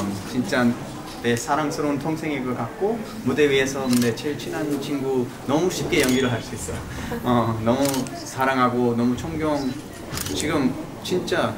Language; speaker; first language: Korean; early bilingual, heritage; English